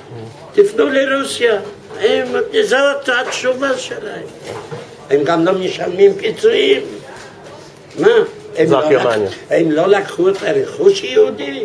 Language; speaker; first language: Hebrew; non-native, fluent; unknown